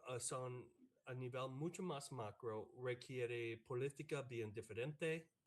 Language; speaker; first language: Spanish; non-native, fluent; English